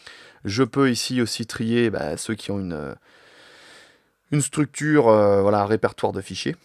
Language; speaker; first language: French; native; French